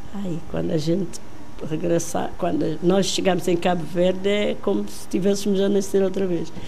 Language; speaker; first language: Portuguese; non-native, local second language; Kabuverdianu